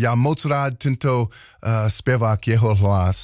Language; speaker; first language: Czech; non-native, learner; English